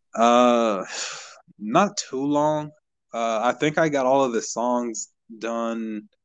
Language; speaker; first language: English; native; English